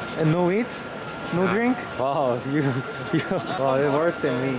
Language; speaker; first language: English; non-native, learner; Korean